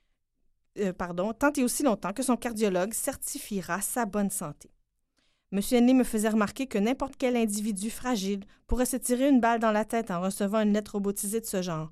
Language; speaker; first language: French; native; French